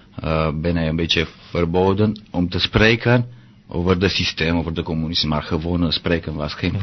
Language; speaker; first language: Dutch; non-native, learner; Romanian